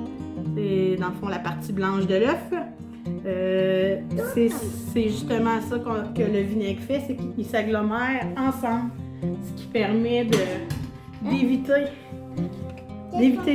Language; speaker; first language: French; native; French